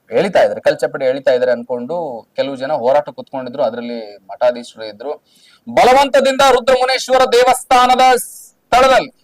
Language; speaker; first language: Kannada; native; Kannada